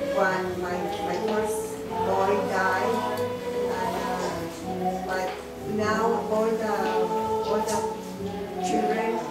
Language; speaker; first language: English; non-native, learner; Spanish